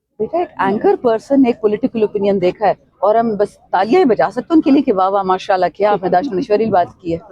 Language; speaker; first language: Urdu; non-native, local second language; Pashto